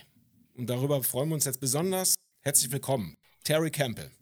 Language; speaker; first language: German; native; German